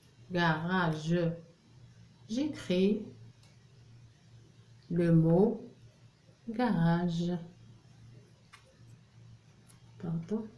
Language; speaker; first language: French; non-native, local second language; Arabic